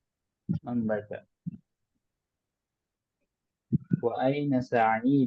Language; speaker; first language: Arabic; non-native, fluent; Indonesian